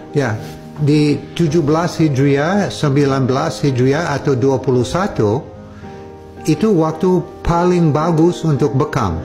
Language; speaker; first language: Indonesian; non-native, fluent; English